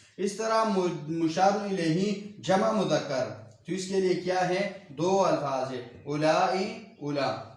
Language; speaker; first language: Urdu; non-native, local second language; Pashto